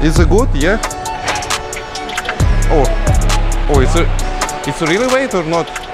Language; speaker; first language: English; non-native, learner; Russian